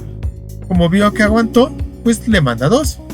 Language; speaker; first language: Spanish; native; Spanish